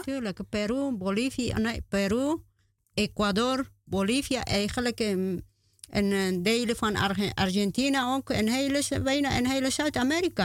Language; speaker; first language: Dutch; non-native, learner; Spanish